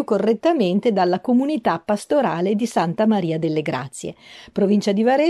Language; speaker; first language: Italian; native; Italian